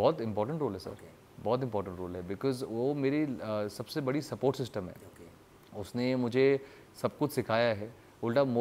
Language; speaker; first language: Hindi; native; Hindi